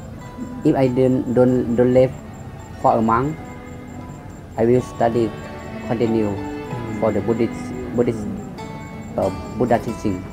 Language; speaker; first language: English; non-native, learner; Lao